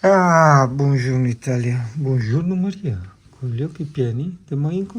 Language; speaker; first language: Italian; native; Italian